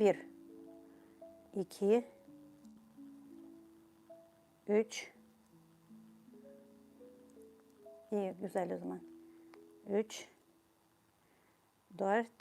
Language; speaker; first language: Turkish; non-native, fluent; Ukrainian